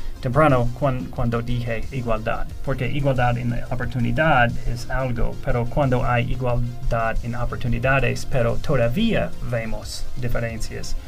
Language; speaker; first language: Spanish; non-native, fluent; English